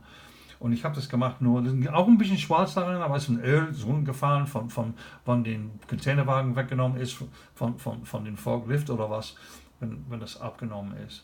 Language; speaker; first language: German; non-native, learner; English